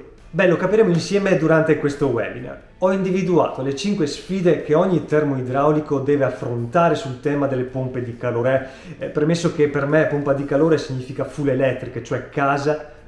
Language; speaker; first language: Italian; native; Italian